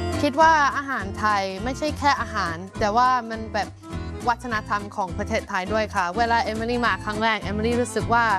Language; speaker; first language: Thai; non-native, fluent; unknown